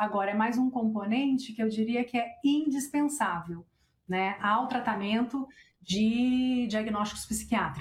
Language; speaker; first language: Portuguese; native; Portuguese